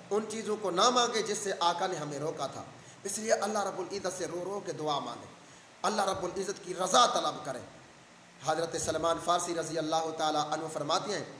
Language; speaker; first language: Urdu; non-native, local second language; Saraiki